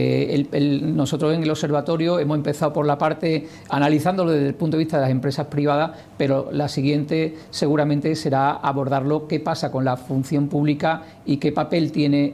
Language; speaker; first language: Spanish; native; Spanish